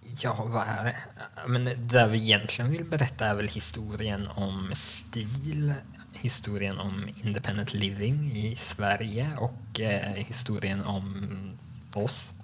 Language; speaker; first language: Swedish; native; Swedish